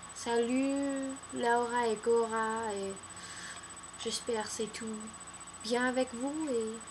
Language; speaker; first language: French; non-native, learner; English